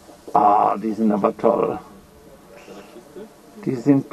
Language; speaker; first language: German; native; German